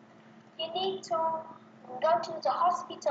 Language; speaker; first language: English; non-native, learner; Vietnamese